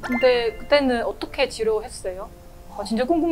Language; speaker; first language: Korean; non-native, learner; Vietnamese